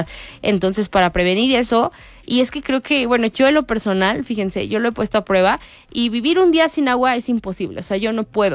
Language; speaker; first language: Spanish; native; Spanish